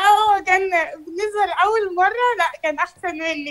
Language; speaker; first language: Arabic; native; Arabic